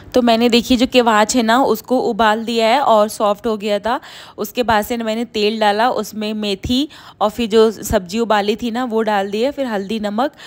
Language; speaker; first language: Hindi; native; Hindi